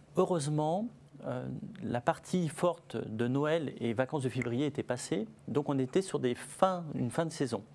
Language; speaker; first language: French; native; French